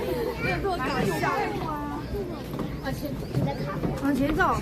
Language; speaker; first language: Chinese; native; Chinese